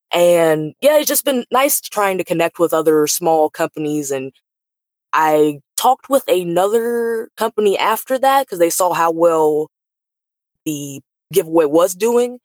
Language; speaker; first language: English; native; English